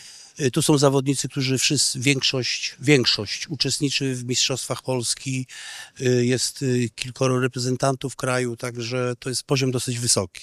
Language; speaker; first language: Polish; native; Polish